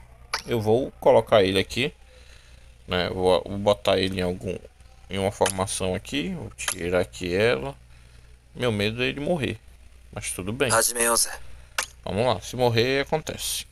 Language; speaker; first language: Portuguese; native; Portuguese